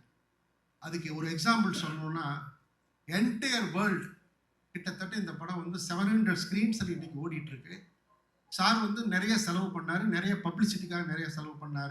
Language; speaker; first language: Tamil; native; Tamil